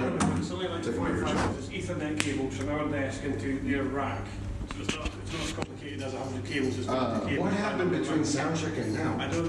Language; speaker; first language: English; native; English